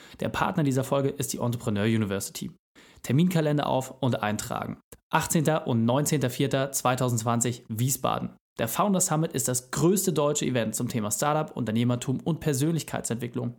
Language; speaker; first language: German; native; German